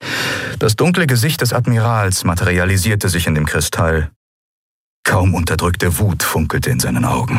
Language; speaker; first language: German; native; German